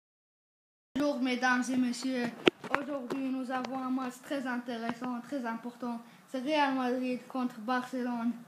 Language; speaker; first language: French; non-native, learner; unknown